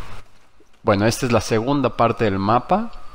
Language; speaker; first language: Spanish; native; Spanish